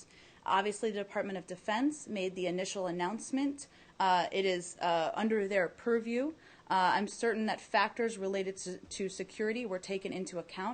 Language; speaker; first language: English; native; English